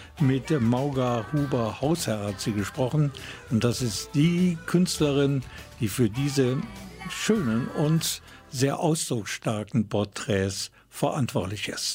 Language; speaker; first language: German; native; German